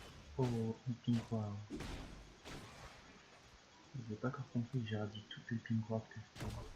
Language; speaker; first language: French; native; French